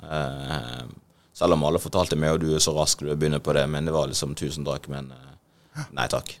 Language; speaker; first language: Norwegian; early bilingual, other home language; Swahili